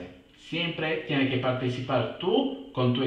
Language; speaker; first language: Spanish; non-native, fluent; Italian